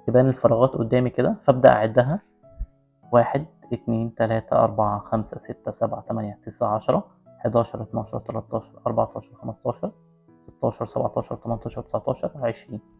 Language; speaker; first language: Arabic; native; Arabic